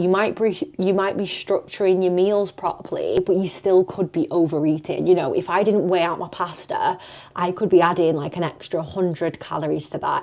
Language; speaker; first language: English; native; English